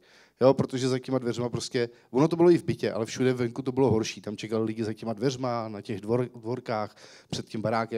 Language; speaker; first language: Czech; native; Czech